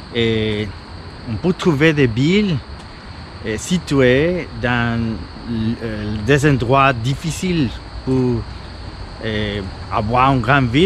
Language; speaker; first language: French; non-native, fluent; Spanish